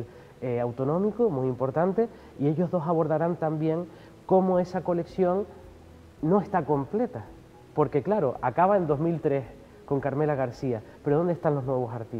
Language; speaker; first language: Spanish; native; Spanish